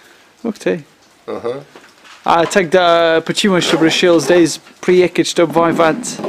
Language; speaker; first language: Russian; non-native, learner; English